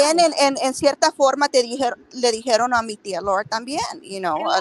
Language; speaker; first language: Spanish; early bilingual, heritage; Spanish